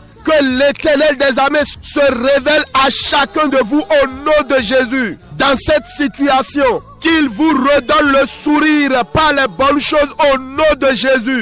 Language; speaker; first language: French; non-native, local second language; Fon